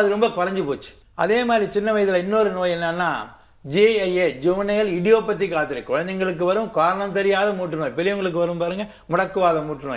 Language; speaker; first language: Tamil; native; Tamil